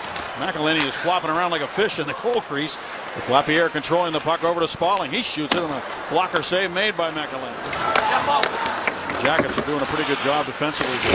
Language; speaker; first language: English; native; English